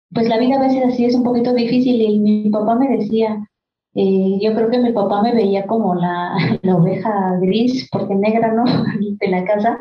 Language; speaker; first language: Spanish; non-native, local second language; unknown